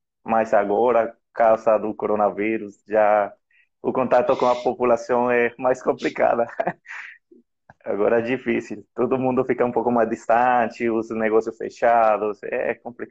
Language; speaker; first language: Portuguese; non-native, fluent; Spanish